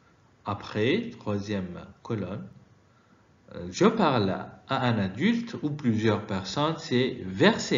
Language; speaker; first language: French; non-native, fluent; Arabic